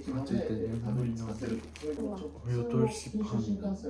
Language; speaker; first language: Korean; non-native, learner; Japanese